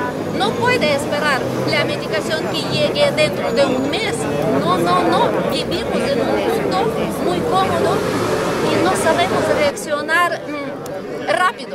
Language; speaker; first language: Spanish; non-native, fluent; Ukrainian